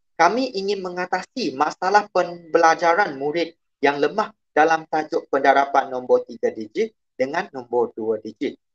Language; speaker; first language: Malay; non-native, local second language; Chinese